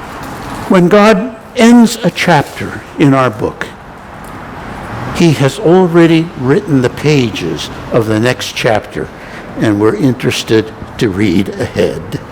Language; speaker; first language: English; native; English